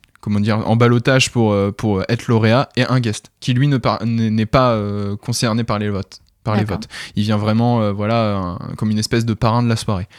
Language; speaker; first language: French; native; French